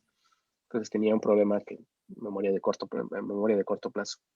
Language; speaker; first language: Spanish; native; Spanish